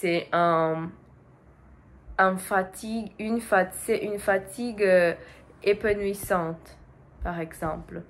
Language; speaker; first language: French; non-native, learner; Portuguese